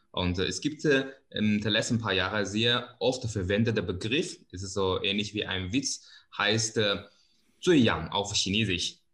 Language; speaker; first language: German; non-native, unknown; Chinese